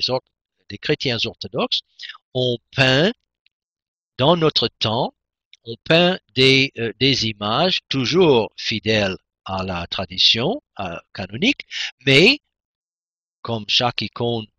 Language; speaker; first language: French; non-native, fluent; English